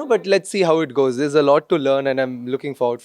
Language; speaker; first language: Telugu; non-native, fluent; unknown